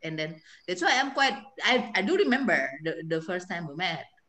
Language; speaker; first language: English; non-native, fluent; Indonesian